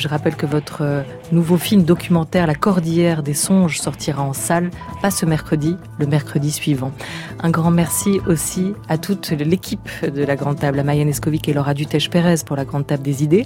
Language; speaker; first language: French; native; French